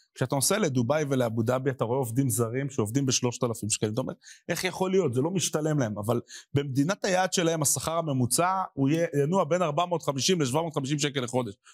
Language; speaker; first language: Hebrew; native; Hebrew